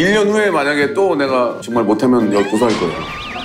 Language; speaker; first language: Korean; native; Korean